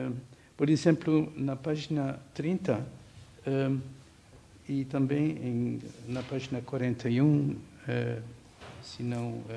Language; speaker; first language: Portuguese; non-native, fluent; Dutch